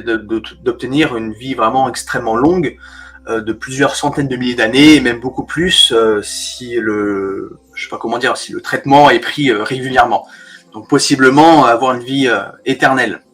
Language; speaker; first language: French; native; French